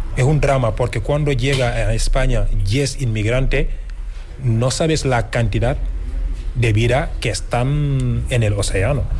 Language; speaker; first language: Spanish; non-native, fluent; Wolof